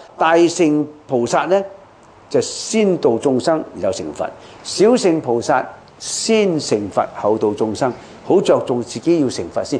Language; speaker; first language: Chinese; non-native, local second language; Cantonese